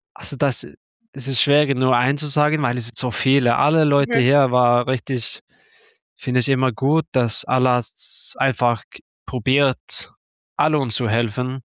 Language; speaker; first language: German; non-native, learner; Norwegian